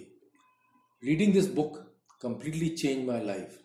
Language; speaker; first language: English; non-native, local second language; Hindi